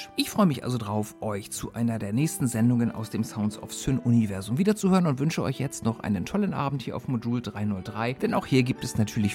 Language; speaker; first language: German; native; German